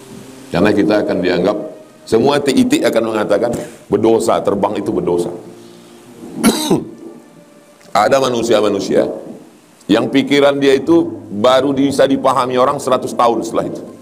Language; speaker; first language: Malay; native; Malay